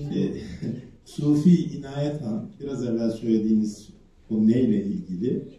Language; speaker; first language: Turkish; native; Turkish